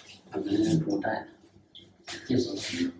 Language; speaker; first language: Chinese; native; Chinese